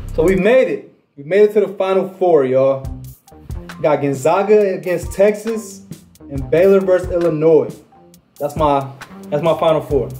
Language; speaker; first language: English; native; English